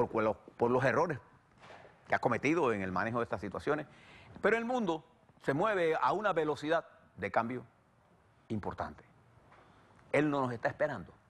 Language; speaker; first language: Spanish; native; Spanish